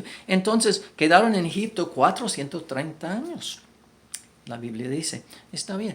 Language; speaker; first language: Spanish; non-native, fluent; English